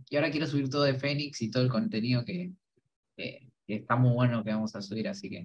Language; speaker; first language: Spanish; native; Spanish